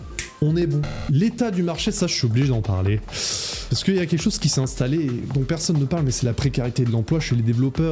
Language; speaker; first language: French; native; French